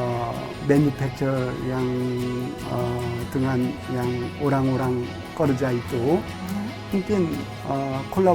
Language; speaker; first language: Indonesian; non-native, learner; Korean